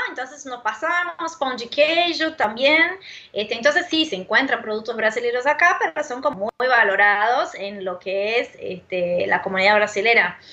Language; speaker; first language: Spanish; non-native, fluent; Portuguese